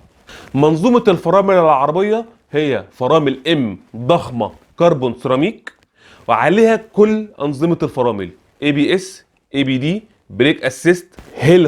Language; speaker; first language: Arabic; native; Arabic